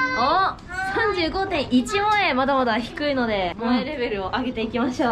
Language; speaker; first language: Japanese; native; Japanese